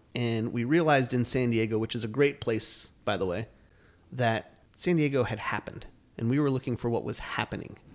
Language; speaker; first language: English; native; English